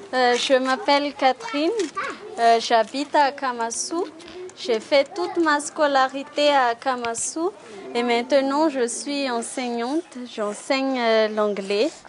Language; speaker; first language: French; non-native, local second language; Malagasy